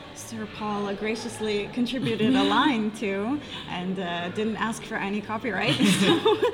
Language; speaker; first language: English; non-native, fluent; Hebrew